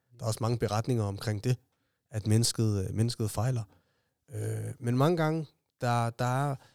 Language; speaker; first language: Danish; early bilingual, other home language; Somali